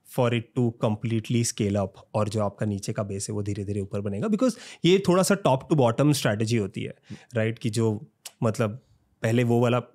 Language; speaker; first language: Hindi; native; Hindi